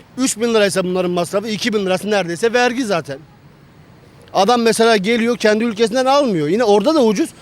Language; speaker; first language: Turkish; native; Turkish